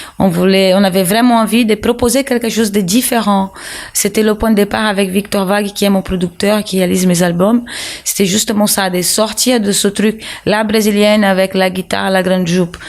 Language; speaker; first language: French; non-native, fluent; Portuguese